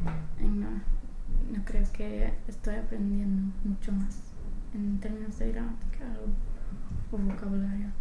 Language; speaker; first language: Spanish; non-native, fluent; English